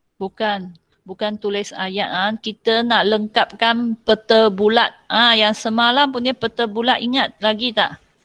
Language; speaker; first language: Malay; non-native, local second language; Chinese